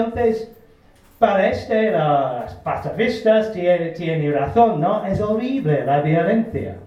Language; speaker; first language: Spanish; non-native, learner; Turkish